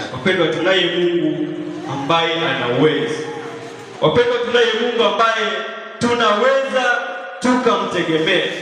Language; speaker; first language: Swahili; non-native, local second language; Kamba